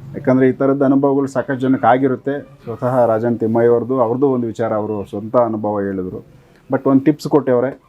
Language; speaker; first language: Kannada; native; Kannada